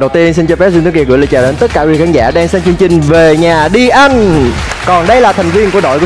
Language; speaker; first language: Vietnamese; native; Vietnamese